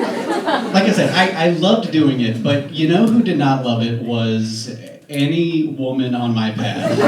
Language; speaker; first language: English; native; English